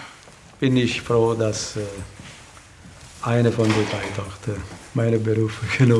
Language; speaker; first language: German; non-native, learner; Italian